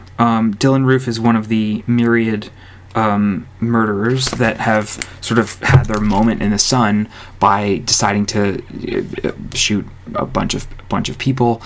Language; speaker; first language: English; native; English